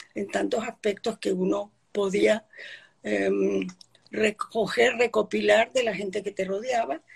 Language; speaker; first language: Spanish; early bilingual, other home language; Polish